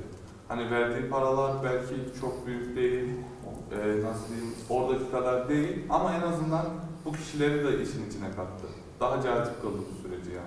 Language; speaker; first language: Turkish; native; Turkish